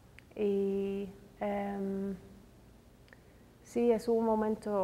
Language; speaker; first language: Spanish; non-native, fluent; English